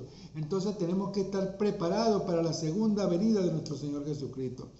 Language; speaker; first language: Spanish; native; Spanish